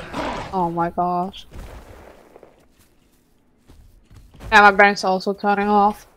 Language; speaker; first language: English; native; English